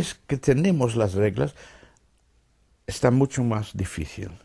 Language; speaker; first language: Spanish; non-native, fluent; Dutch